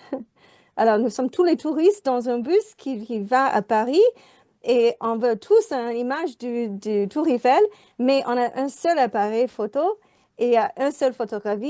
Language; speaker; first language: French; non-native, fluent; English